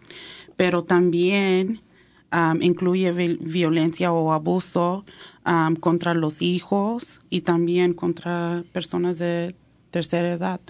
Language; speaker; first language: Spanish; early bilingual, heritage; Spanish